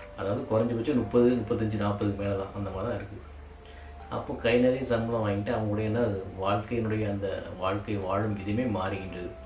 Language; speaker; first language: Tamil; native; Tamil